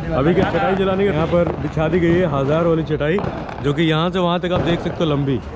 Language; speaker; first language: Hindi; native; Hindi